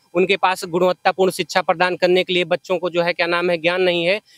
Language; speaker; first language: Hindi; native; Hindi